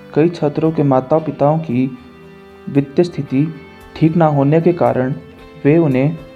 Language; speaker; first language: Hindi; native; Hindi